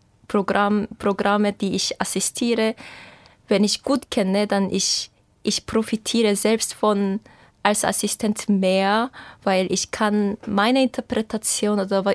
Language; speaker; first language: German; non-native, fluent; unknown